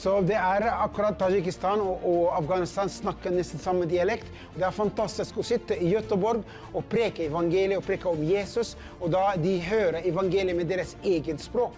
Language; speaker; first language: Norwegian; non-native, learner; Persian